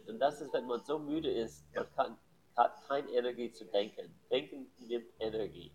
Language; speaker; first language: German; non-native, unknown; English